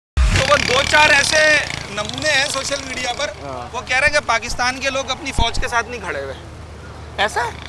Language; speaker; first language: Urdu; native; Urdu